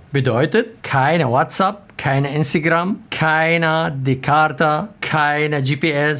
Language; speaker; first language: German; non-native, learner; Arabic